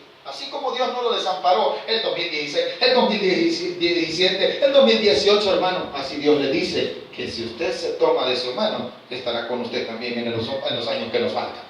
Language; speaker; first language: Spanish; native; Spanish